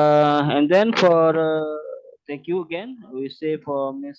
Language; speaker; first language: English; non-native, learner; Indonesian